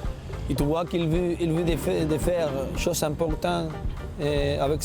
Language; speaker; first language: French; non-native, learner; Spanish